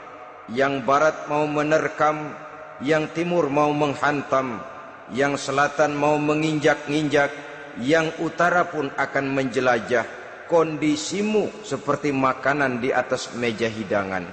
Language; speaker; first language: Indonesian; native; Indonesian